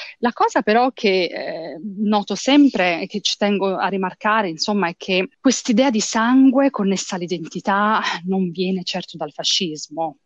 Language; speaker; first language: Italian; early bilingual, other home language; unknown